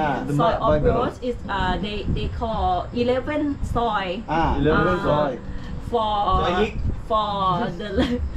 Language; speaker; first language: English; non-native, learner; Thai